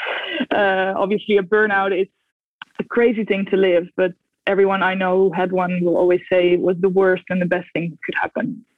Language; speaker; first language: English; non-native, fluent; Dutch